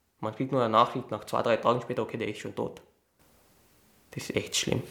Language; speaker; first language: German; non-native, fluent; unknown